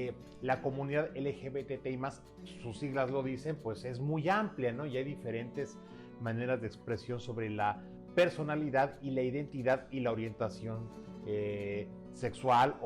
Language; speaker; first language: Spanish; native; Spanish